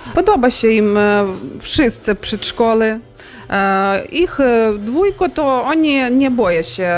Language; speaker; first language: Polish; non-native, learner; Ukrainian